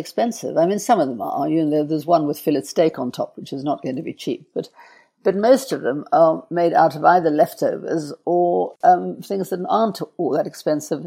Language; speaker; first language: English; native; English